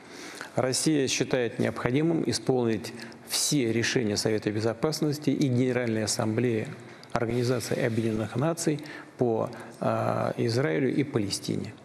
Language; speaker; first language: Russian; native; Russian